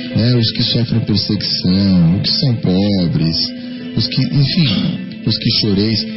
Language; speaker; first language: Portuguese; native; Portuguese